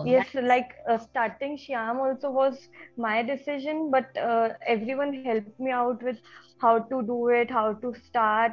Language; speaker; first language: English; non-native, local second language; Hindi